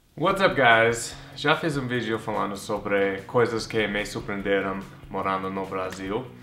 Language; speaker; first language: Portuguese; non-native, fluent; English